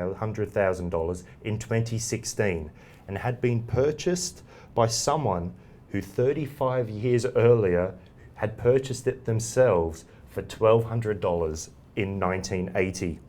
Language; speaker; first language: English; native; English